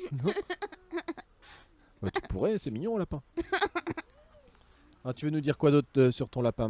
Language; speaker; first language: French; native; French